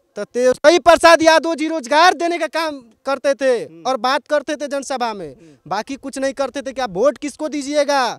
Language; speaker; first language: Hindi; native; Hindi